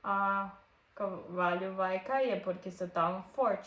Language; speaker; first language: Portuguese; non-native, learner; German